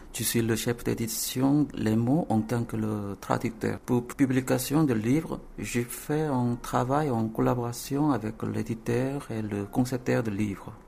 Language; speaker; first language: French; non-native, fluent; Korean